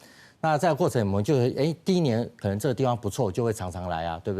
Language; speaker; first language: Chinese; native; Chinese